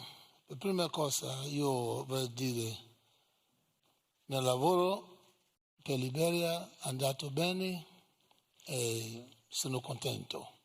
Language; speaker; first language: Italian; non-native, learner; English